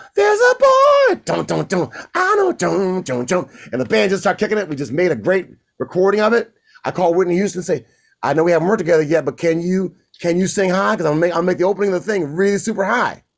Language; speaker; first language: English; native; English